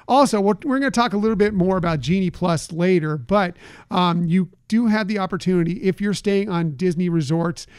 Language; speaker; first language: English; native; English